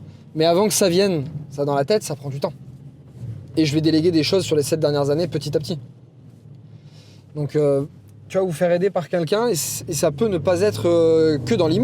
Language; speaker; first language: French; native; French